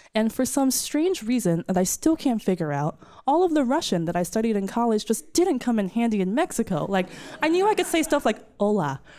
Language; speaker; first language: English; native; English